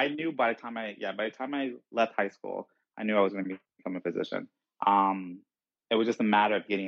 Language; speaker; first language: English; native; English